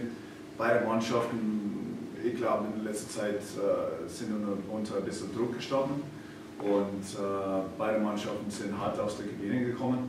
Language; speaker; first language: German; non-native, fluent; English